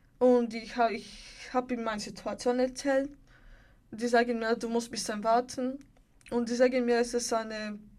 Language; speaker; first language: German; non-native, learner; Bulgarian